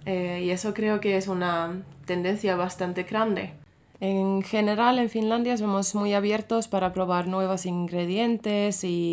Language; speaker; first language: Spanish; non-native, fluent; Finnish